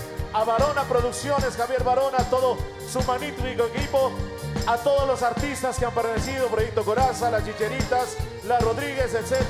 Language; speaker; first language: Spanish; native; Spanish